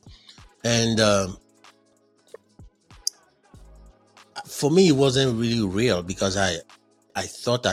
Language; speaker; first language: English; non-native, fluent; French